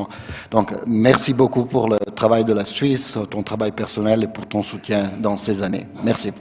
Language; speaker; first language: French; non-native, fluent; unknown